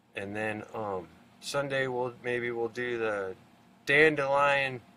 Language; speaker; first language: English; native; English